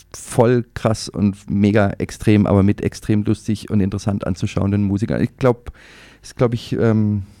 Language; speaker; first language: German; native; German